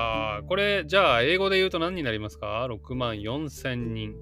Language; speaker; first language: Japanese; native; Japanese